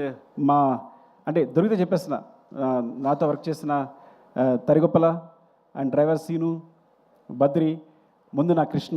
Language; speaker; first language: Telugu; native; Telugu